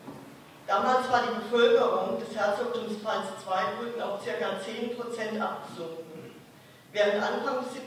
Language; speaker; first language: German; native; German